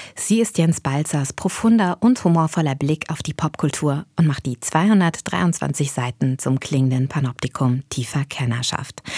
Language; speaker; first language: German; native; German